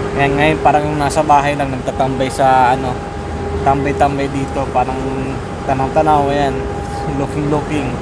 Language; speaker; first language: Filipino; native; Filipino